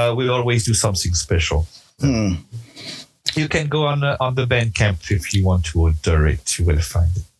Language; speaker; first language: English; non-native, fluent; French